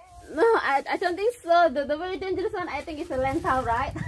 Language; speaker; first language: English; non-native, learner; Indonesian